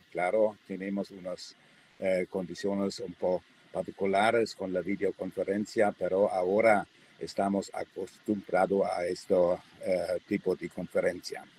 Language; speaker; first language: Spanish; non-native, fluent; German